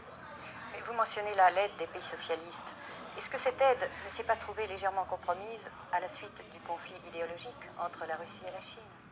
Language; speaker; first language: French; native; French